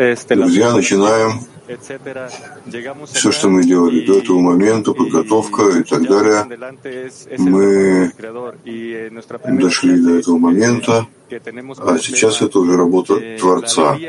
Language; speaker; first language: Russian; non-native, fluent; Spanish